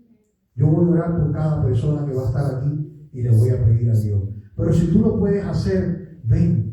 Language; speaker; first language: Spanish; native; Spanish